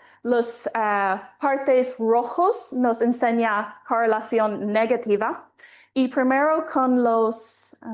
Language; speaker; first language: Spanish; non-native, fluent; English